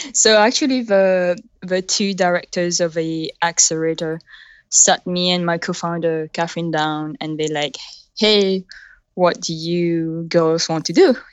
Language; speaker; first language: English; non-native, fluent; French